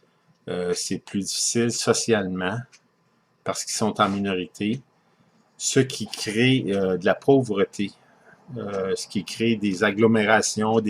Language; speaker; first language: French; native; French